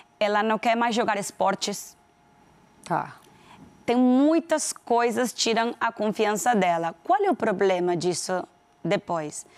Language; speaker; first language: Portuguese; non-native, fluent; Spanish